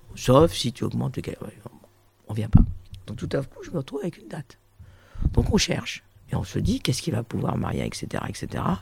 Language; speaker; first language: French; native; French